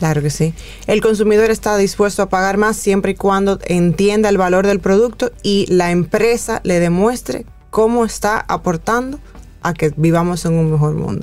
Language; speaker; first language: Spanish; native; Spanish